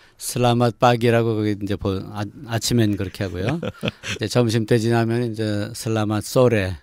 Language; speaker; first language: Korean; native; Korean